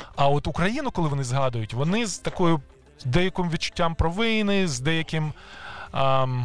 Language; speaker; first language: Ukrainian; native; Ukrainian